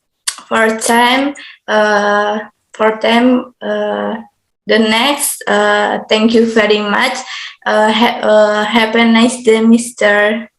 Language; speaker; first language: English; non-native, learner; Indonesian